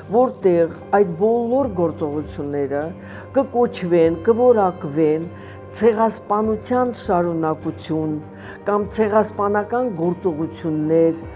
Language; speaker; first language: Armenian; native; Armenian